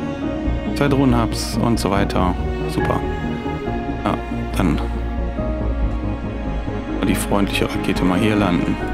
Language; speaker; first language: German; native; German